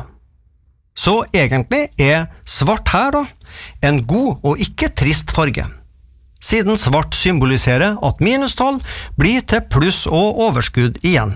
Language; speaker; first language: Norwegian; native; Norwegian